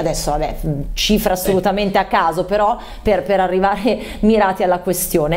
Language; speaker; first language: Italian; native; Italian